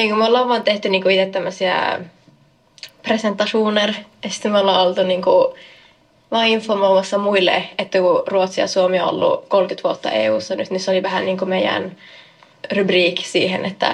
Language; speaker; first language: Finnish; early bilingual, heritage; Finnish